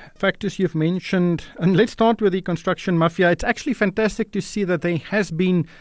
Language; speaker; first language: English; non-native, local second language; Afrikaans